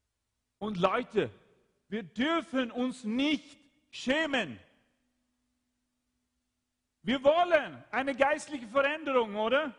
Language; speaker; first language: German; non-native, fluent; Swedish